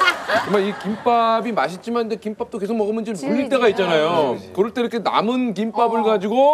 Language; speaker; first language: Korean; native; Korean